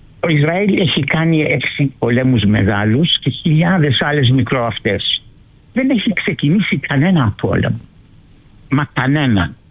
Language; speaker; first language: Greek; early bilingual, heritage; Greek